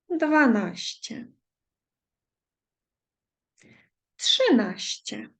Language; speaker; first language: Polish; non-native, fluent; Ukrainian